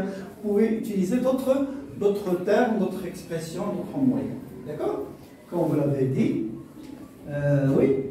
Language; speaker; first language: French; non-native, local second language; Arabic